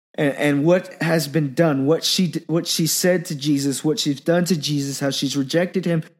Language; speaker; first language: English; native; English